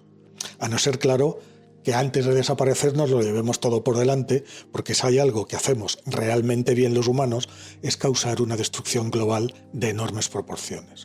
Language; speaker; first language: Spanish; native; Spanish